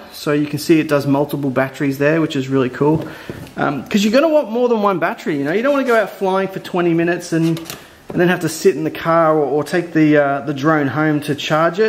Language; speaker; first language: English; native; English